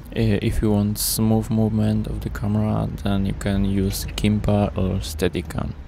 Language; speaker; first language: English; non-native, fluent; Polish